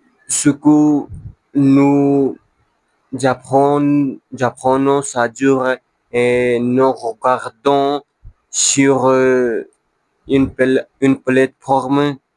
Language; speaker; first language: French; non-native, learner; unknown